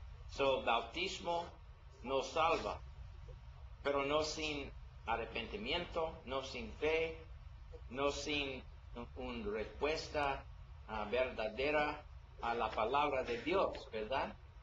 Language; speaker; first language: Spanish; non-native, learner; English